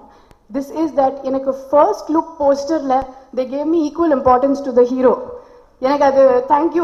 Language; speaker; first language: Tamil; non-native, local second language; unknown